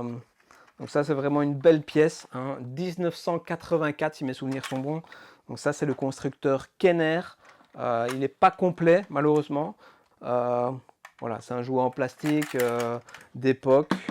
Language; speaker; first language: French; native; French